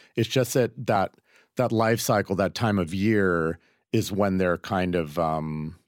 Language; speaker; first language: English; native; English